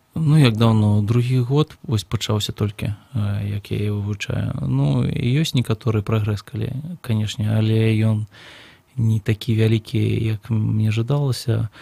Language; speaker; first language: Belarusian; non-native, local second language; Russian